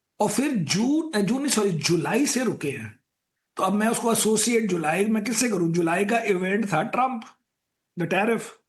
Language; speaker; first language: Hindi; native; Hindi